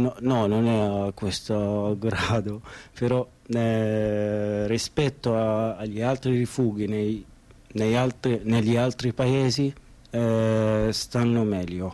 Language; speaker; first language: Italian; non-native, learner; Arabic